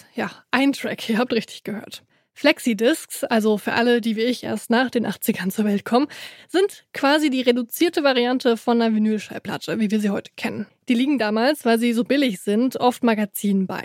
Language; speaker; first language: German; native; German